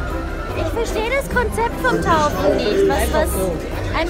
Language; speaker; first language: German; native; German